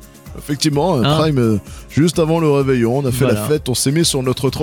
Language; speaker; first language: French; native; French